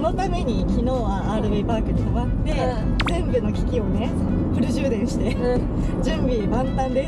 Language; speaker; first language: Japanese; native; Japanese